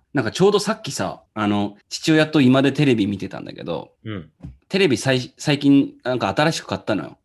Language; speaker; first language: Japanese; native; Japanese